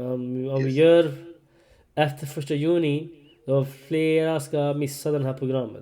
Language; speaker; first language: Swedish; non-native, learner; Urdu